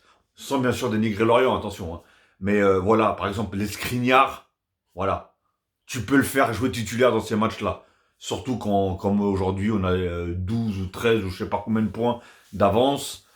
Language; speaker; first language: French; native; French